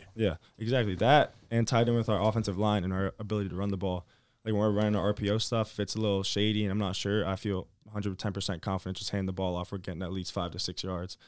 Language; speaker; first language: English; native; English